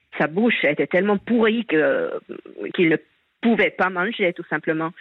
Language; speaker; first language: French; non-native, fluent; Finnish